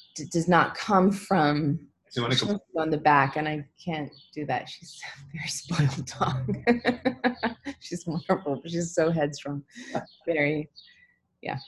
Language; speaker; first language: English; native; English